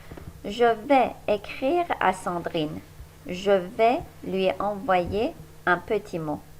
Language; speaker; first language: French; non-native, fluent; Persian